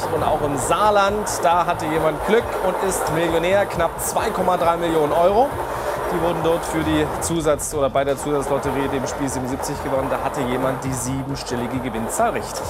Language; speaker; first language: German; native; German